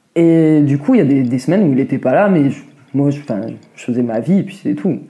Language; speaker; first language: French; native; French